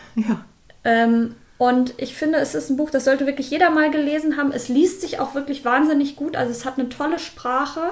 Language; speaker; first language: German; native; German